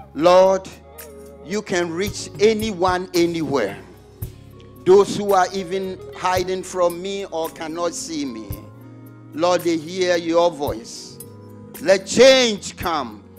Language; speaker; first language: English; non-native, local second language; Akan